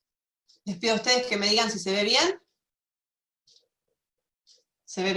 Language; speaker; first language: Spanish; native; Spanish